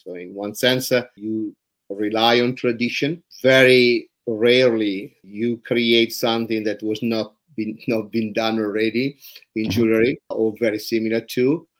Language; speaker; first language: English; non-native, fluent; Italian